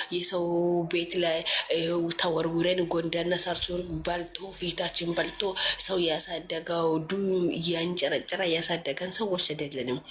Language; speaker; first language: Amharic; native; Amharic